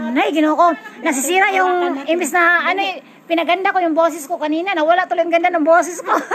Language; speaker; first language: Filipino; non-native, local second language; Cebuano